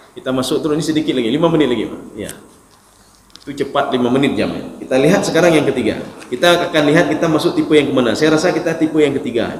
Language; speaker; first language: Malay; non-native, local second language; Achinese